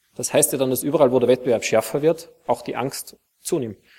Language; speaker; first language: German; native; German